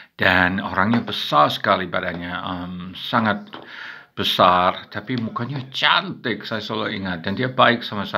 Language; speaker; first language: Indonesian; non-native, fluent; English